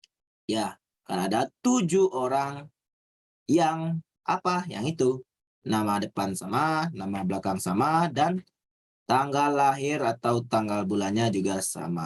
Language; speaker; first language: Indonesian; native; Indonesian